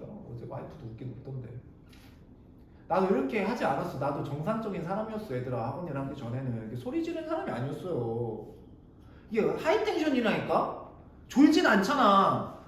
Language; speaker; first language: Korean; native; Korean